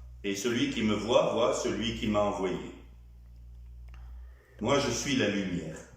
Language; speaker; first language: French; native; French